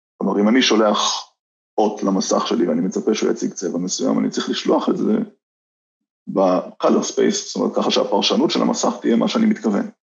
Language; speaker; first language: Hebrew; native; Hebrew